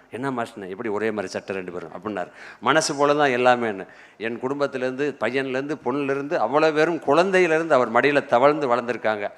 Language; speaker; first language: Tamil; native; Tamil